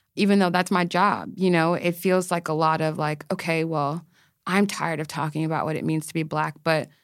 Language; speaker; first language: English; native; English